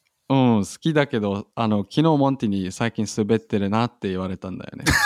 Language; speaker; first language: Japanese; non-native, fluent; German